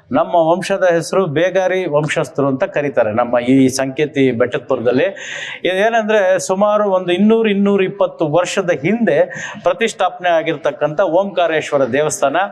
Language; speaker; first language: Kannada; native; Kannada